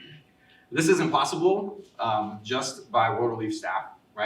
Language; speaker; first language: English; native; English